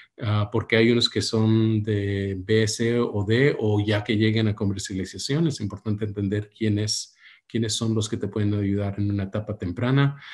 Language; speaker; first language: Spanish; early bilingual, heritage; Spanish